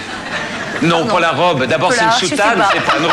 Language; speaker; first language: French; native; French